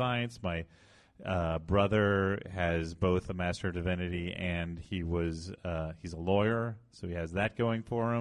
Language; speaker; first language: English; native; English